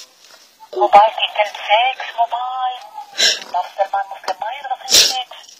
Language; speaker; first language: Arabic; non-native, learner; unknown